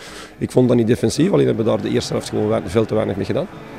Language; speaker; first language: Dutch; native; Dutch